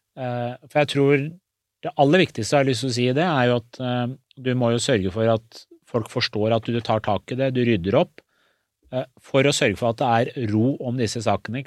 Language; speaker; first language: Norwegian; early bilingual, other home language; Persian